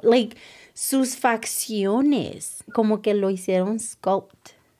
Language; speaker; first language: Spanish; early bilingual, other home language; English